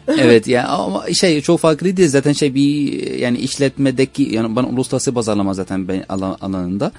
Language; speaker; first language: Turkish; non-native, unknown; Arabic